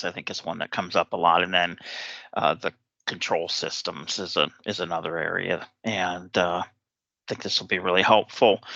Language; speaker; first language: English; native; English